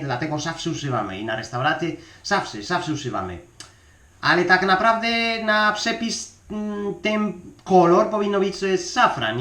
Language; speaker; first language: Polish; non-native, learner; Spanish